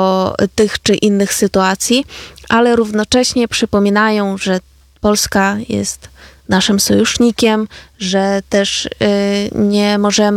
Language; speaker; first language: Polish; non-native, fluent; Ukrainian